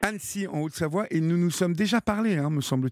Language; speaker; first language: French; native; French